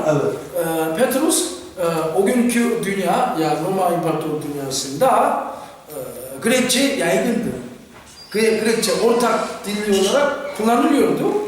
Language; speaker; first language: Turkish; non-native, fluent; Korean